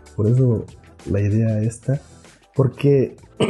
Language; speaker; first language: Spanish; non-native, local second language; Zapotec